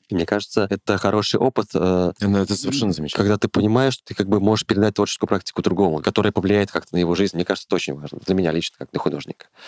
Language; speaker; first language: Russian; native; Russian